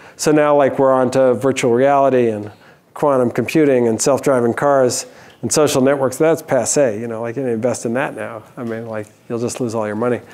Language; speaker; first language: English; native; English